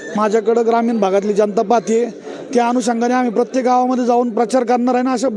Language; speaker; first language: Marathi; native; Marathi